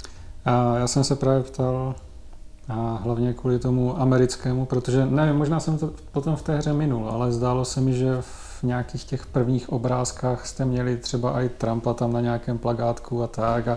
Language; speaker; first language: Czech; native; Czech